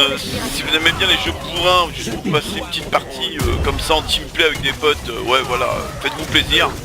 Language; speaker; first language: French; native; French